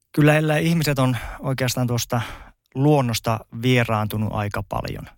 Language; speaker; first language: Finnish; native; Finnish